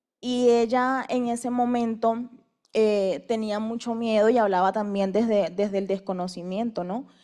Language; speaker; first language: Spanish; native; Spanish